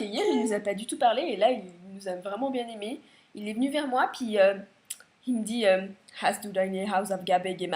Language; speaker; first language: French; native; French